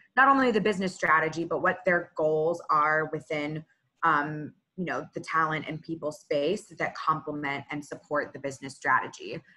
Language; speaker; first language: English; native; English